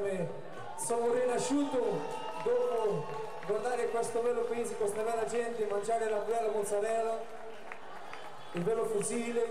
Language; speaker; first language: Italian; non-native, learner; Portuguese